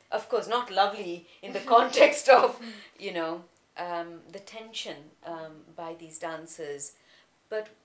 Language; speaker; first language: English; non-native, local second language; Tamil